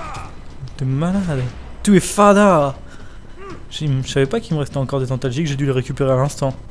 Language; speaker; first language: French; native; French